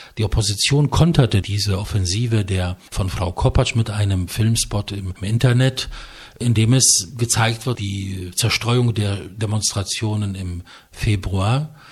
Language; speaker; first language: German; non-native, fluent; Polish